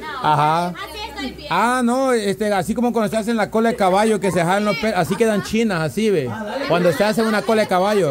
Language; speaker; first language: Spanish; native; Spanish